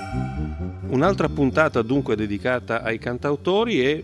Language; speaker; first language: Italian; native; Italian